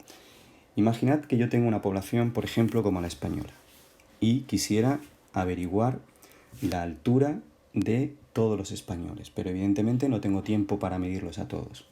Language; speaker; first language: Spanish; native; Spanish